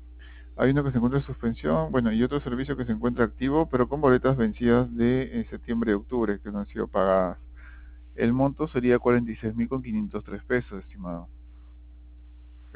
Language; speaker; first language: Spanish; native; Spanish